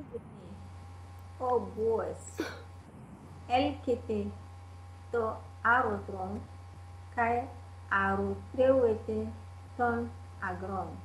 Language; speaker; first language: Greek; non-native, learner; Italian